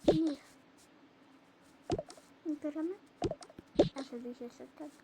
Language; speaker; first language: Polish; early bilingual, heritage; Polish